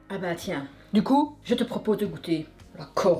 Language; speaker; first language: French; native; French